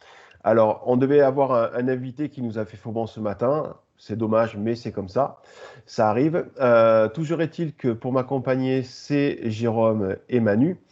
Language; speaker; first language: French; native; French